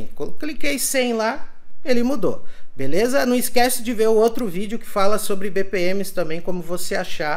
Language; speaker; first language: Portuguese; native; Portuguese